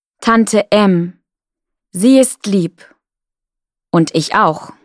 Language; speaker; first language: German; non-native, fluent; Russian